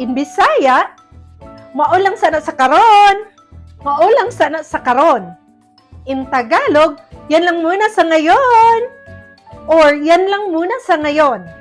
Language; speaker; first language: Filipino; non-native, local second language; Cebuano